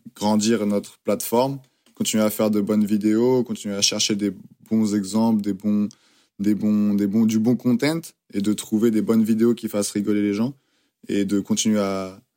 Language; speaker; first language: French; native; French